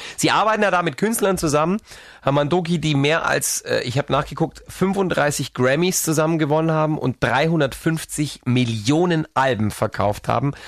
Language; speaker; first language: German; native; German